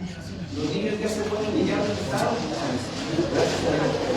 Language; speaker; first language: Spanish; native; Spanish